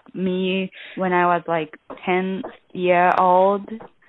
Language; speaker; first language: English; non-native, learner; Japanese